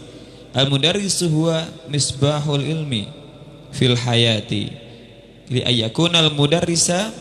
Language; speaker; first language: Arabic; non-native, fluent; Indonesian